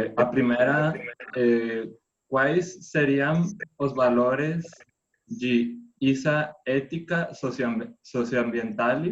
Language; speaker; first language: Portuguese; non-native, fluent; Spanish